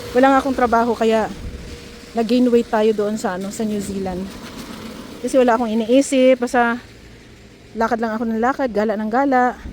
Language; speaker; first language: Filipino; native; Filipino